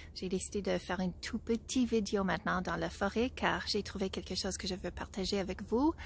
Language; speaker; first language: French; non-native, learner; English